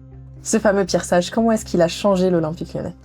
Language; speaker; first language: French; native; French